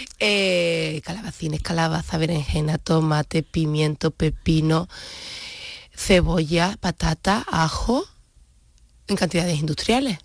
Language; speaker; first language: Spanish; native; Spanish